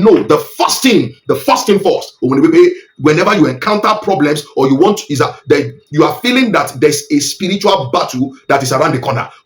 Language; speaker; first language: English; non-native, local second language; Yoruba